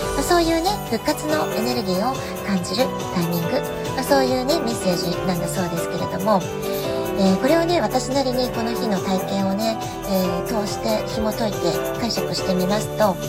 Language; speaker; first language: Japanese; native; Japanese